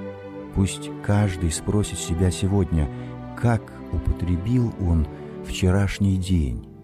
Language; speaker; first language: Russian; native; Russian